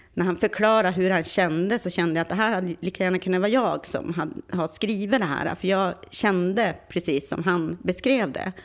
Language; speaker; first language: Swedish; native; Swedish